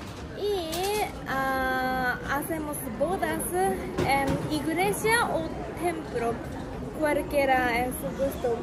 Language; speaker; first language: Spanish; non-native, learner; Japanese